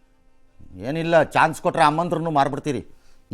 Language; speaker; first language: Kannada; native; Kannada